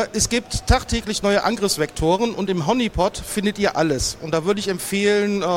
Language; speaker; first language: German; native; German